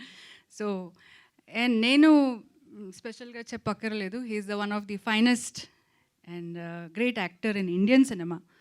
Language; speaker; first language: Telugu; non-native, local second language; Kannada